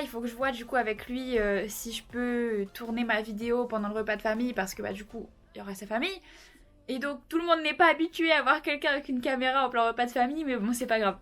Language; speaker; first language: French; native; French